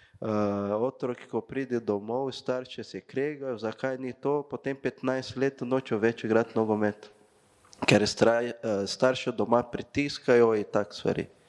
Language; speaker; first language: Slovenian; non-native, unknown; Portuguese